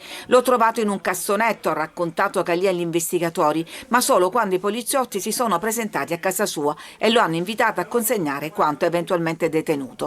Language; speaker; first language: Italian; native; Italian